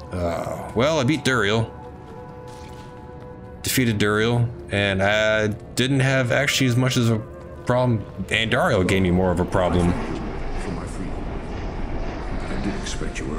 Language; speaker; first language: English; native; English